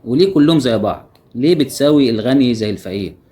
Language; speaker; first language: Arabic; native; Arabic